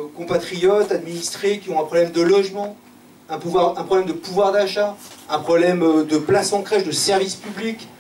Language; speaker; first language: French; native; French